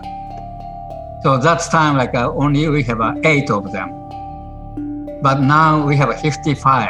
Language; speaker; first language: English; non-native, learner; Japanese